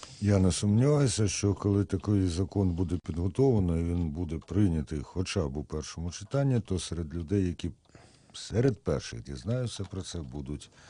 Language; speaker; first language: Ukrainian; native; Ukrainian